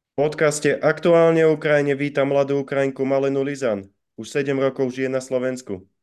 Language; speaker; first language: Slovak; native; Slovak